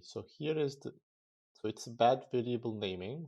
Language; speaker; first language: English; non-native, fluent; Turkish